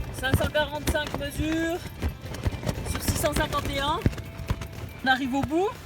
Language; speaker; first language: French; native; French